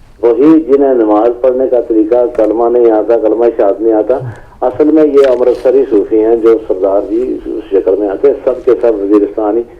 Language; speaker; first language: Urdu; native; Urdu